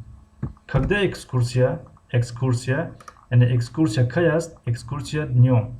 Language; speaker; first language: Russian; non-native, fluent; Tajik